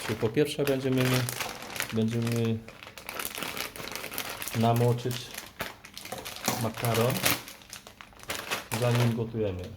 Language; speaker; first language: Polish; non-native, fluent; Vietnamese